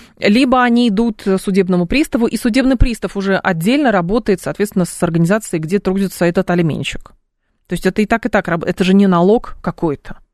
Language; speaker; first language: Russian; native; Russian